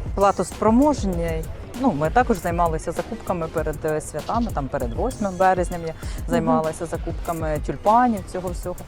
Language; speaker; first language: Ukrainian; native; Ukrainian